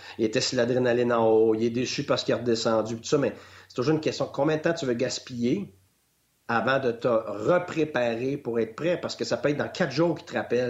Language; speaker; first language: French; native; French